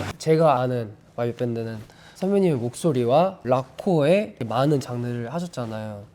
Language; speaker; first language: Korean; early bilingual, heritage; Korean